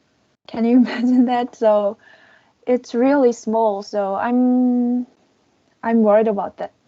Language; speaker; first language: English; non-native, learner; Korean